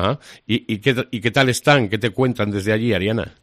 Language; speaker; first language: Spanish; native; Spanish